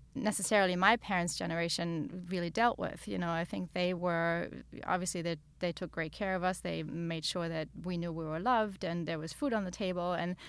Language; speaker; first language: English; non-native, fluent; German